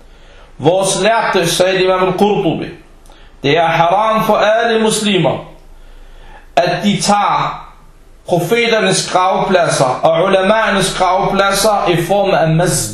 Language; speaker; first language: Danish; early bilingual, other home language; Arabic